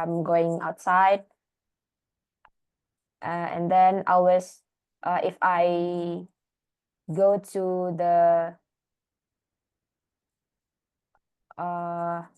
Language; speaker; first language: English; non-native, learner; Indonesian